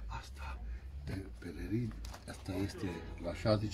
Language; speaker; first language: Romanian; non-native, local second language; Hungarian